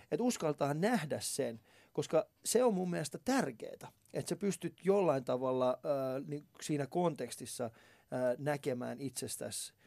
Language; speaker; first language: Finnish; non-native, fluent; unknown